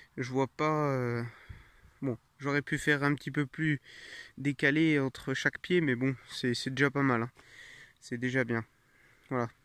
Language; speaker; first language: French; native; French